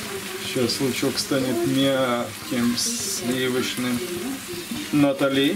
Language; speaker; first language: Russian; native; Russian